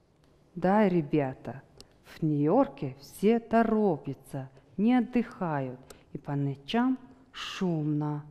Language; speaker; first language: Russian; non-native, fluent; Mongolian